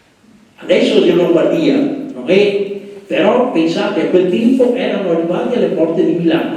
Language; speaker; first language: Italian; native; Italian